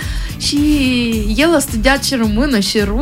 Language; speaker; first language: Romanian; non-native, local second language; Russian